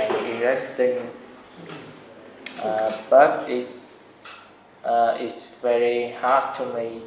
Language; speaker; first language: English; non-native, learner; Vietnamese